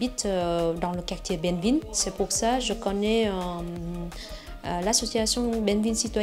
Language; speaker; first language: French; non-native, fluent; Vietnamese